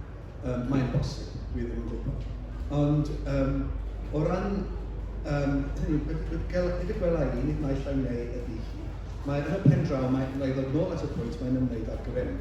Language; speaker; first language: Welsh; native; Welsh